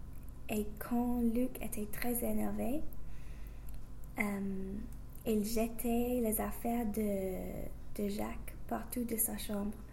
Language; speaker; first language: French; non-native, learner; English